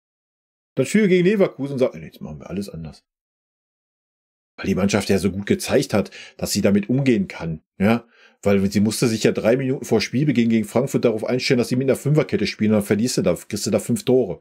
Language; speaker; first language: German; native; German